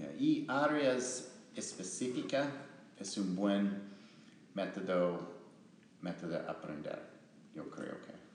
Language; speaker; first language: Spanish; non-native, learner; English